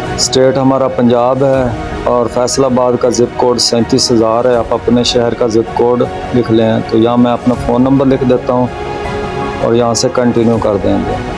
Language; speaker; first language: Urdu; native; Urdu